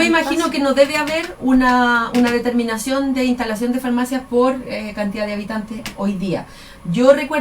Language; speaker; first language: Spanish; native; Spanish